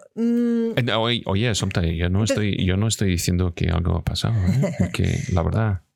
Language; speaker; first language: Spanish; non-native, fluent; English